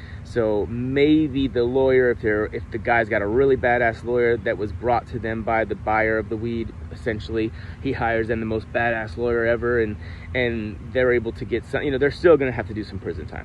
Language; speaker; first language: English; native; English